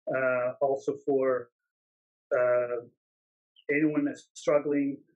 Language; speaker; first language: English; native; English